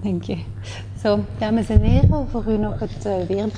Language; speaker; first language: Dutch; native; Dutch